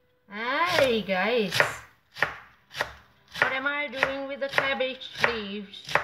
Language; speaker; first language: English; non-native, fluent; Vietnamese